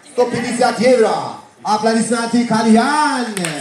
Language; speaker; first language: Russian; non-native, learner; Turkish